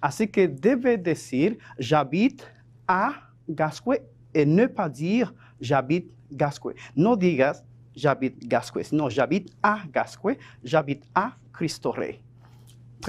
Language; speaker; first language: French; non-native, fluent; Spanish